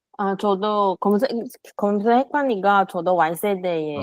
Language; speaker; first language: Korean; non-native, learner; Chinese